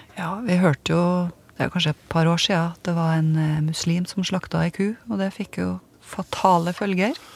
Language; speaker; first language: Norwegian; native; Norwegian